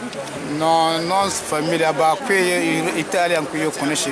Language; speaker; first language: Italian; non-native, learner; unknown